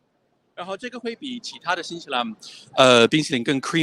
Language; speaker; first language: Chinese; non-native, fluent; English